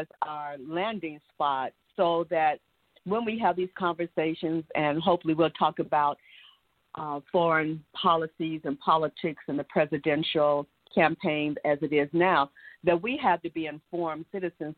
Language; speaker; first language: English; native; English